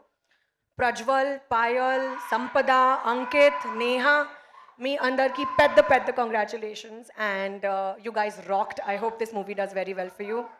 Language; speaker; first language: Telugu; non-native, learner; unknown